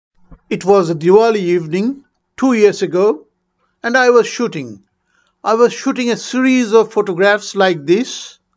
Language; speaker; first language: English; non-native, local second language; Bangla